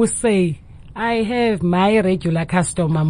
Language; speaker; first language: English; non-native, local second language; Xhosa